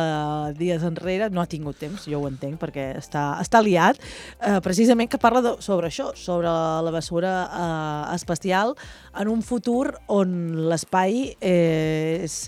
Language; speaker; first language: Catalan; native; Catalan